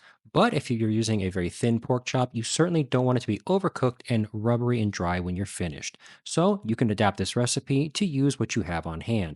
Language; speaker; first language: English; native; English